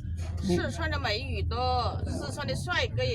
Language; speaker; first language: Chinese; native; Chinese